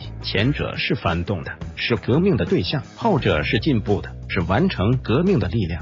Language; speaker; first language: Chinese; native; Chinese